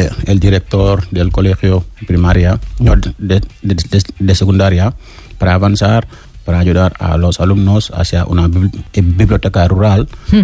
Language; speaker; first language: Spanish; non-native, learner; Wolof